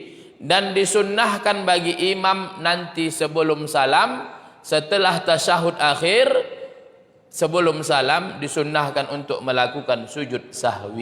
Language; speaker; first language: Indonesian; native; Indonesian